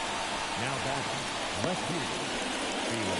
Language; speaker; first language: English; native; English